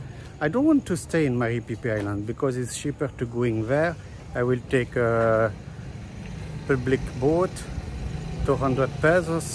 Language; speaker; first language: English; non-native, learner; French